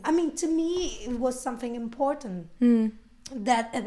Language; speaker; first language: English; non-native, fluent; Italian